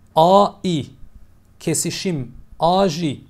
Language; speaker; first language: Turkish; non-native, fluent; Arabic